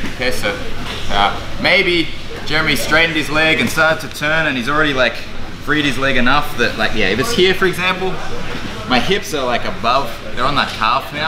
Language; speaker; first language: English; native; English